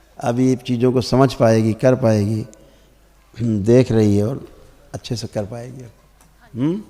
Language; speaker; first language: Hindi; native; Hindi